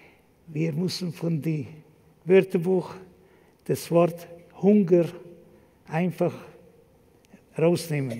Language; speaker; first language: German; non-native, fluent; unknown